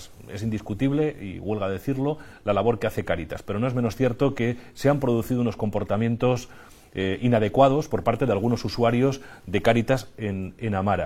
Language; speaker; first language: Spanish; native; Spanish